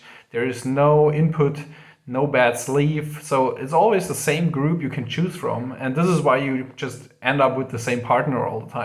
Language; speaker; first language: English; non-native, fluent; German